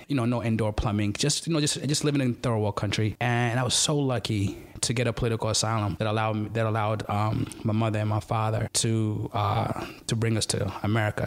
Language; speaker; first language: English; non-native, local second language; Ganda